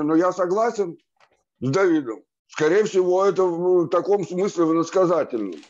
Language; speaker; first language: Russian; native; Russian